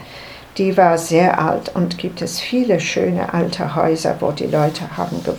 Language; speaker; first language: German; non-native, learner; English